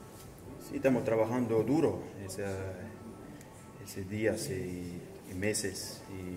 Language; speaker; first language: Spanish; early bilingual, heritage; Spanish